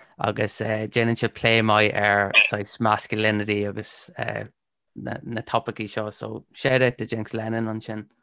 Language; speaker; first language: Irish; non-native, local second language; English